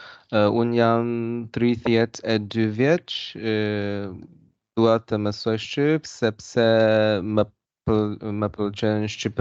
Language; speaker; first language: Albanian; non-native, learner; Chinese